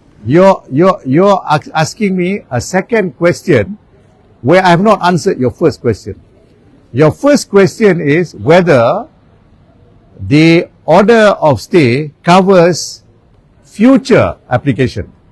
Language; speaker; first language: English; non-native, local second language; Malay